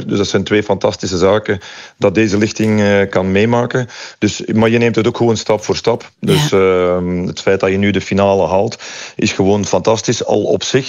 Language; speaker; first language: Dutch; native; Dutch